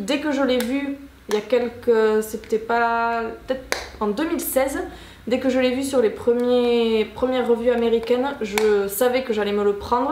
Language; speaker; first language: French; native; French